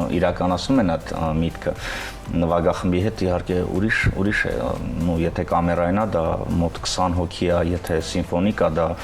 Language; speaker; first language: Armenian; early bilingual, heritage; Armenian